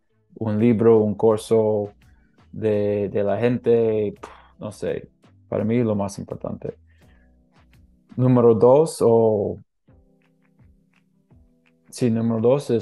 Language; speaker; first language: Spanish; non-native, learner; English